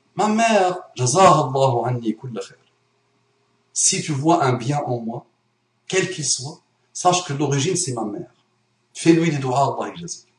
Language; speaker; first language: French; early bilingual, other home language; Arabic